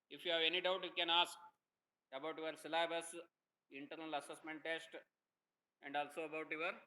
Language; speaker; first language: English; non-native, local second language; Kannada